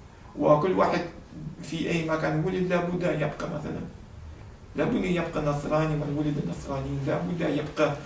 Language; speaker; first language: Arabic; non-native, fluent; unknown